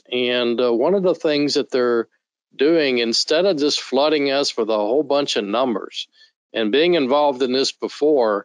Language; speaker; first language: English; native; English